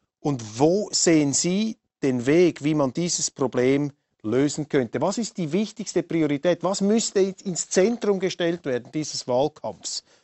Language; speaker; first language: German; native; German